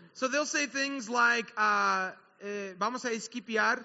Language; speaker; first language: English; native; English